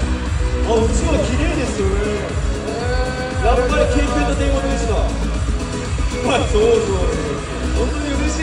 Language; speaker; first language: Japanese; non-native, learner; Korean